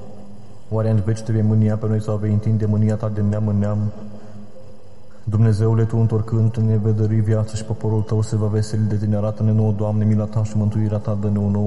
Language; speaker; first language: Romanian; native; Romanian